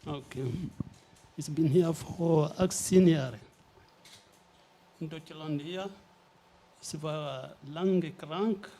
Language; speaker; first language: German; non-native, learner; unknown